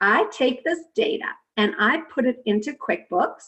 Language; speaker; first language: English; native; English